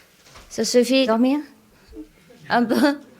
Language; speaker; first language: French; non-native, learner; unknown